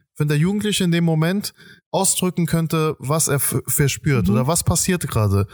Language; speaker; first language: German; early bilingual, other home language; Persian